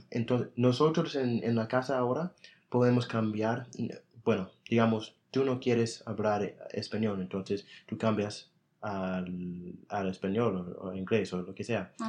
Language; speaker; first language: Spanish; non-native, fluent; English